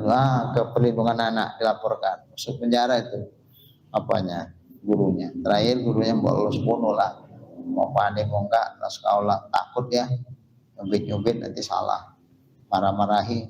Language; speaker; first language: Indonesian; native; Indonesian